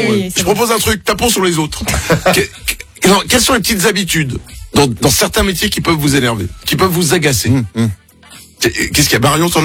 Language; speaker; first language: French; native; French